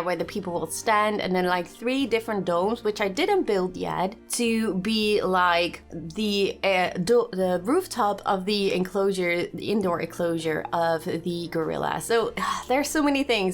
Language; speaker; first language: English; non-native, fluent; Dutch